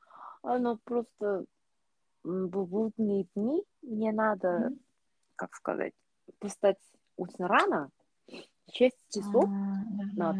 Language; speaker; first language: Russian; non-native, learner; Korean